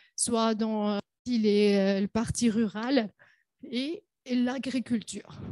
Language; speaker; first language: French; non-native, local second language; Arabic